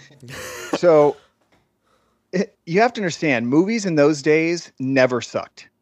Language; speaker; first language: English; native; English